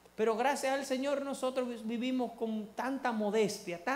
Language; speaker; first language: Spanish; early bilingual, heritage; Spanish